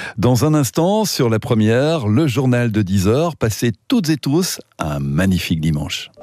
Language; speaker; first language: French; native; French